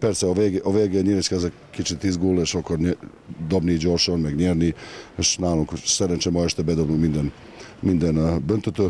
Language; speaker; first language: Hungarian; non-native, learner; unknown